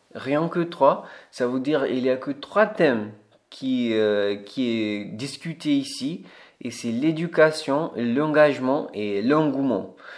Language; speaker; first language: French; non-native, fluent; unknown